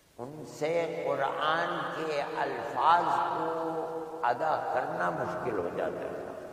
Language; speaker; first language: Urdu; native; Urdu